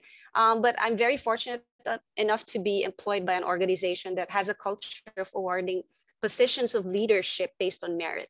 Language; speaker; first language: English; non-native, local second language; Filipino